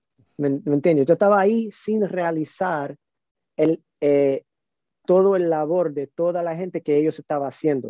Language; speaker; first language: Spanish; early bilingual, heritage; Spanish